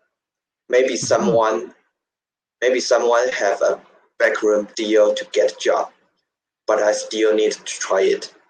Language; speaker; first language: English; non-native, learner; Chinese